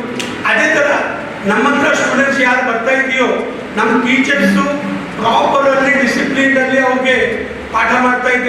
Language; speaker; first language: Kannada; non-native, local second language; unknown